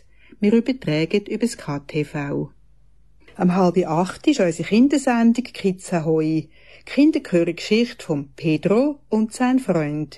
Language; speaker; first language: German; native; German